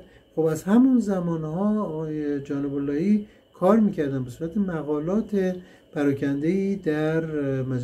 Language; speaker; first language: Persian; native; Persian